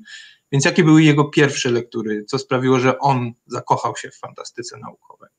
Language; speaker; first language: Polish; native; Polish